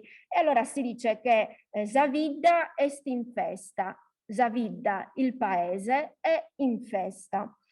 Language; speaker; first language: Italian; native; Italian